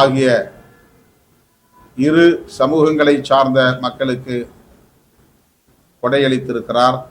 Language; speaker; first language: Tamil; native; Tamil